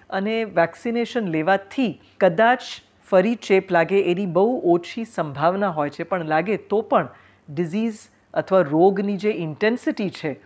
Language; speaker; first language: Gujarati; non-native, fluent; Tamil